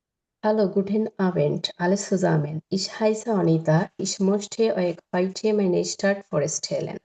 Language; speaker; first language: German; non-native, learner; Bangla